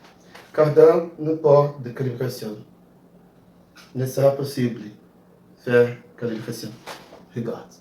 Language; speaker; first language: French; non-native, learner; Portuguese